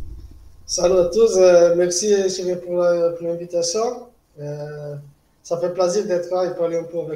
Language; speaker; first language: French; non-native, fluent; Portuguese